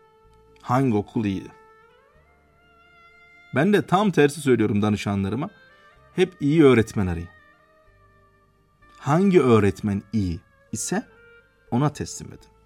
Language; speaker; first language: Turkish; native; Turkish